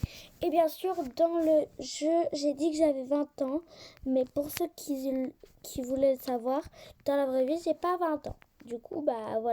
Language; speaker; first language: French; native; French